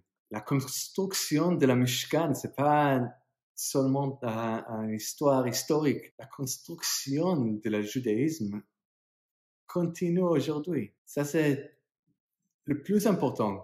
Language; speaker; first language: French; non-native, fluent; English